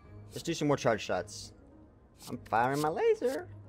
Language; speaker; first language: English; native; English